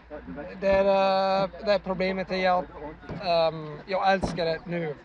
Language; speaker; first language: Swedish; non-native, learner; Italian